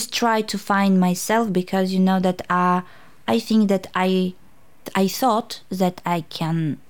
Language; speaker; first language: English; non-native, fluent; Uzbek